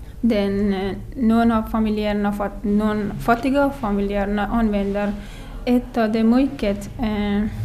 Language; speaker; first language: Swedish; non-native, learner; Persian